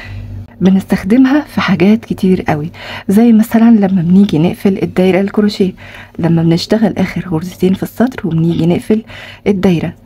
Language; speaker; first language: Arabic; native; Arabic